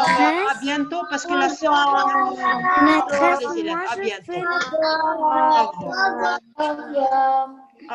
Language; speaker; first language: French; non-native, local second language; Arabic